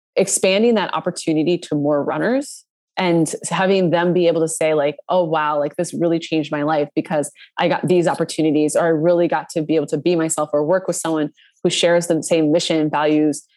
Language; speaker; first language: English; native; English